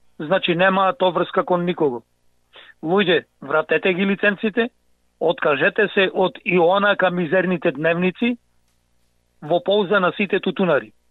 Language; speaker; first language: Macedonian; native; Macedonian